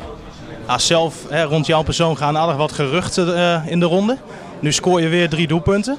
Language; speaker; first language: Dutch; native; Dutch